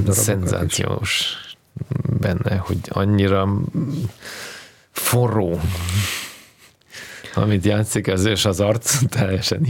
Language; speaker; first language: Hungarian; non-native, fluent; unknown